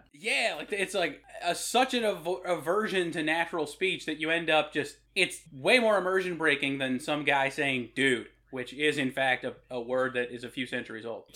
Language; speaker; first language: English; native; English